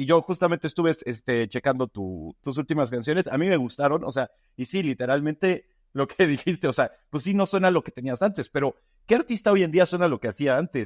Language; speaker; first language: Spanish; native; Spanish